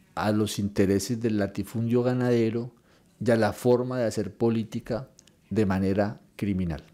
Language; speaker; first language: Spanish; native; Spanish